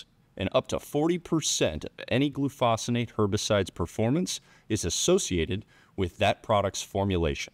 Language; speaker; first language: English; native; English